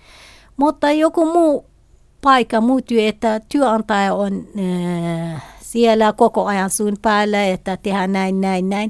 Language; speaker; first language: Finnish; non-native, learner; Kurdish